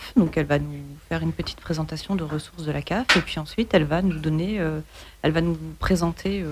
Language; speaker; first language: French; native; French